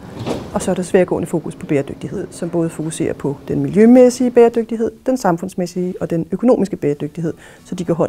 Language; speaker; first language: Danish; native; Danish